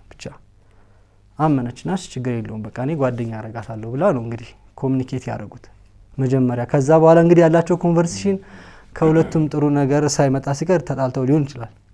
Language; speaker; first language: Amharic; native; Amharic